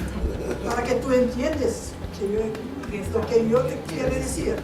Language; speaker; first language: Spanish; non-native, learner; Papiamento